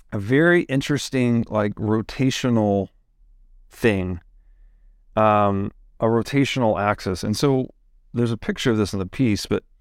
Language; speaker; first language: English; native; English